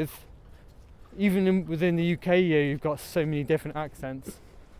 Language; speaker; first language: English; native; English